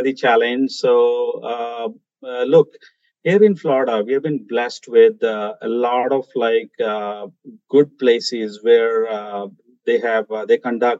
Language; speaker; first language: English; non-native, local second language; Hindi